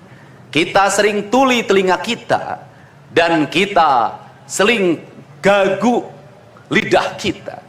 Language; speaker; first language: Indonesian; native; Indonesian